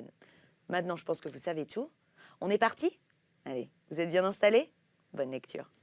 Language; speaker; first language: French; native; French